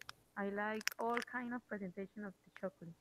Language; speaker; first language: English; non-native, learner; Spanish